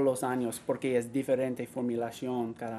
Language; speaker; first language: Spanish; non-native, learner; English